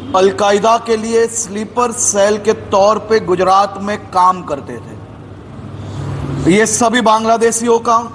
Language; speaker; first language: Hindi; non-native, local second language; Gujarati